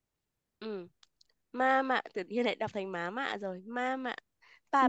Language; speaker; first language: Chinese; non-native, fluent; Vietnamese